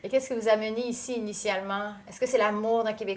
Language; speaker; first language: French; native; French